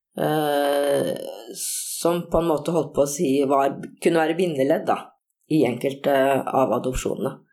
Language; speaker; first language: Norwegian; early bilingual, other home language; Korean